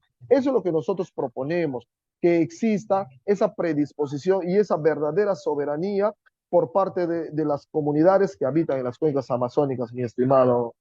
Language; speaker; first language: Spanish; native; Spanish